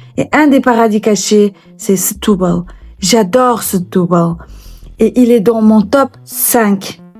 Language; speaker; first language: French; early bilingual, other home language; Portuguese